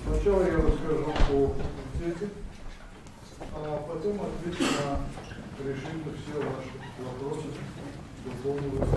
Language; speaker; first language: Russian; native; Russian